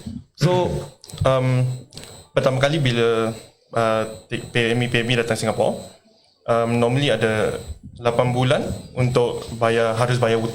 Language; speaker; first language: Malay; non-native, local second language; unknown